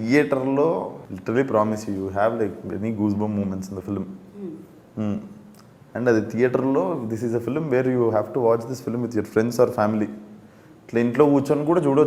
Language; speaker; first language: Telugu; native; Telugu